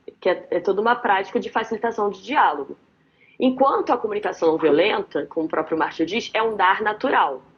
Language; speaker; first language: Portuguese; native; Portuguese